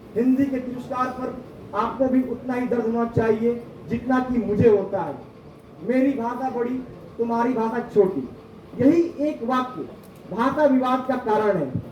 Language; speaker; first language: Hindi; native; Hindi